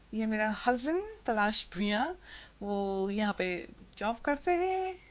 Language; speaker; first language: Hindi; non-native, local second language; Assamese